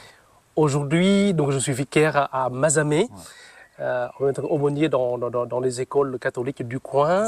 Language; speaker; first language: French; non-native, fluent; Vietnamese